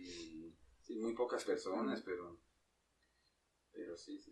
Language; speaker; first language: Spanish; native; Spanish